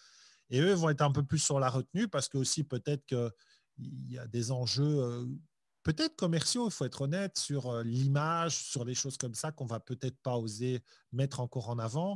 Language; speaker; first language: French; native; French